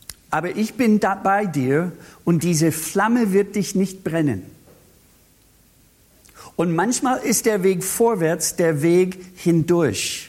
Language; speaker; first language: German; non-native, fluent; English